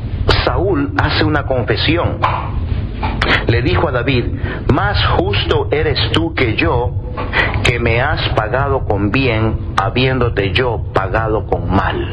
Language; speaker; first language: Spanish; native; Spanish